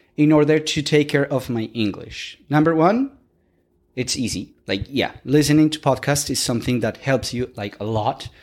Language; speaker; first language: English; non-native, fluent; Spanish